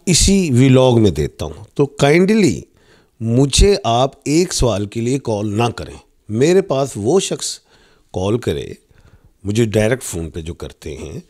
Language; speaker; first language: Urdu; non-native, local second language; Punjabi